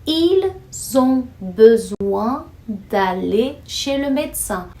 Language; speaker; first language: French; non-native, fluent; Portuguese